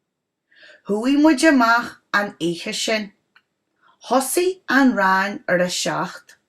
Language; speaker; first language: Irish; non-native, local second language; English